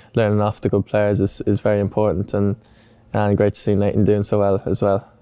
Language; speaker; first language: English; native; English